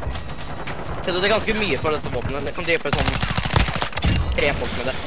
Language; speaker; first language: Norwegian; native; Norwegian